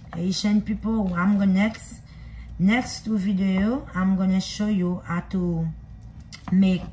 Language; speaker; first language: English; non-native, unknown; Haitian Creole